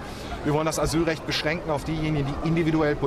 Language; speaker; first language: German; native; German